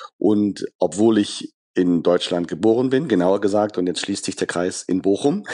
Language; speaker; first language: German; early bilingual, other home language; Persian